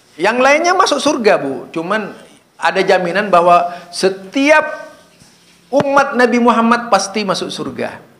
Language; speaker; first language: Indonesian; non-native, local second language; Madurese